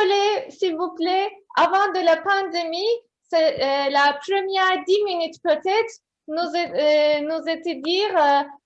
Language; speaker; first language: French; non-native, fluent; Turkish